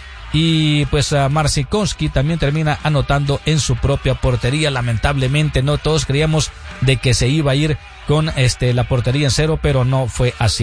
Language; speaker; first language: Spanish; native; Spanish